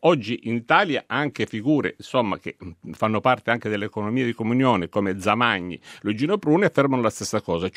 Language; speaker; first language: Italian; native; Italian